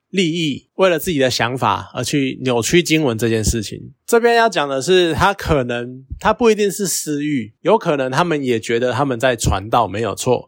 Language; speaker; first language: Chinese; native; Chinese